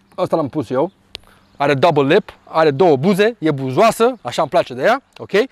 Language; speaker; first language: Romanian; early bilingual, heritage; Romanian